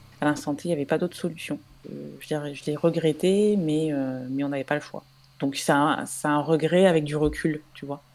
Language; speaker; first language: French; native; French